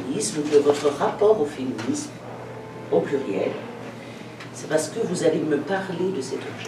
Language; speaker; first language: French; native; French